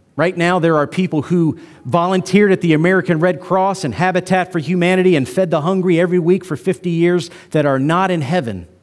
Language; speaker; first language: English; native; English